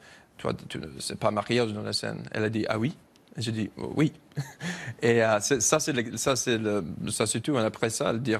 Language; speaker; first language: French; non-native, learner; English